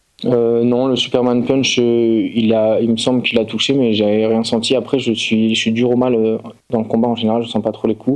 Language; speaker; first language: French; native; French